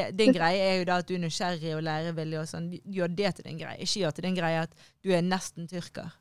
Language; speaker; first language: Norwegian; early bilingual, other home language; Somali